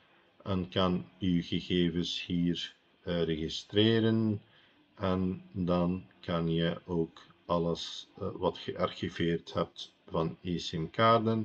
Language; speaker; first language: Dutch; non-native, fluent; Arabic